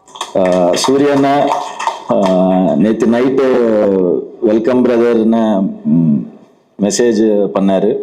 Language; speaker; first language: Tamil; non-native, learner; Telugu